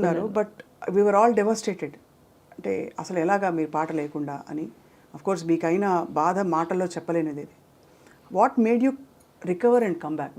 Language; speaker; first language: Telugu; native; Telugu